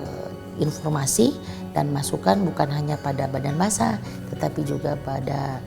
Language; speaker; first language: Indonesian; native; Indonesian